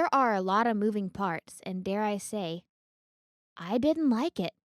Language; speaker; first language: English; native; English